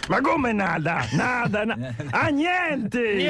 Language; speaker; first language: Italian; native; Italian